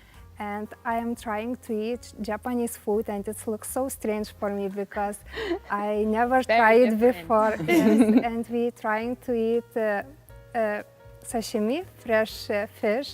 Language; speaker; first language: English; non-native, learner; Lithuanian